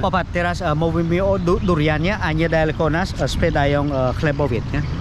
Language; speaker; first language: Polish; non-native, learner; Khmer